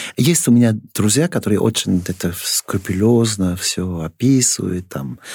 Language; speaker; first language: Russian; non-native, fluent; French